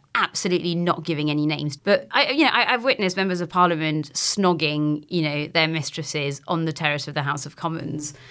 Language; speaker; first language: English; non-native, fluent; French